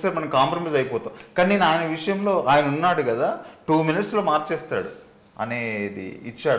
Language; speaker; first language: Telugu; native; Telugu